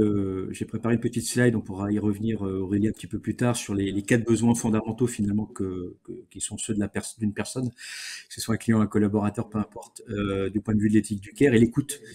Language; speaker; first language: French; native; French